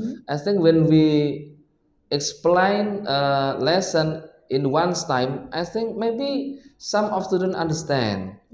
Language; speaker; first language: English; non-native, learner; Indonesian